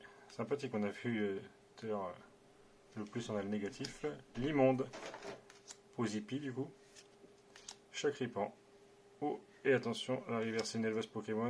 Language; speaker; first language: French; native; French